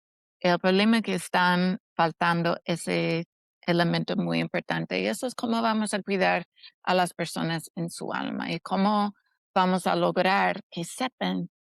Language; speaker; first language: Spanish; non-native, fluent; English